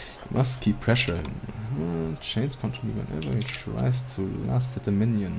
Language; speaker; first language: English; non-native, learner; German